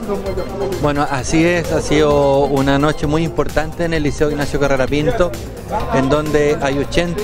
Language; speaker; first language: Spanish; native; Spanish